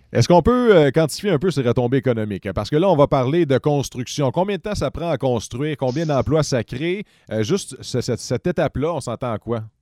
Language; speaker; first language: French; native; French